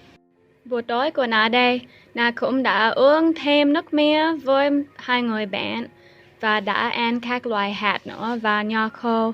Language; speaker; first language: Vietnamese; non-native, fluent; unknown